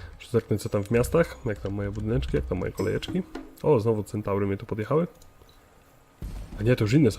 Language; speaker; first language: Polish; native; Polish